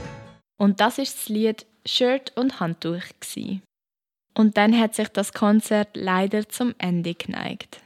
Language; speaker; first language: German; native; German